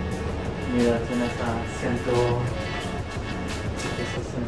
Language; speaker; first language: Spanish; non-native, learner; French